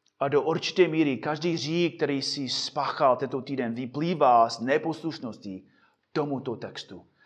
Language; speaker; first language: Czech; non-native, fluent; English